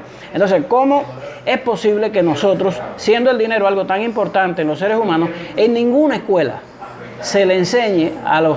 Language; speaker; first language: Spanish; native; Spanish